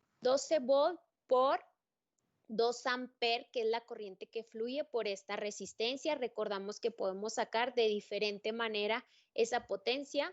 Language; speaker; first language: Spanish; native; Spanish